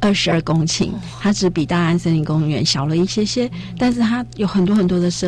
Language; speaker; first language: Chinese; native; Chinese